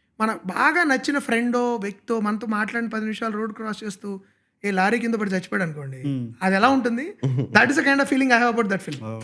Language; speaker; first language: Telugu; native; Telugu